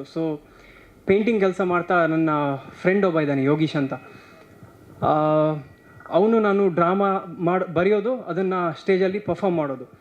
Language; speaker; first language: Kannada; non-native, local second language; Tulu